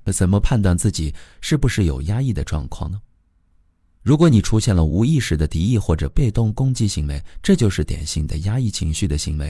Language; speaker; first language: Chinese; native; Chinese